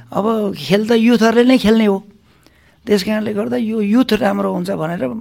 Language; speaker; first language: Nepali; non-native, local second language; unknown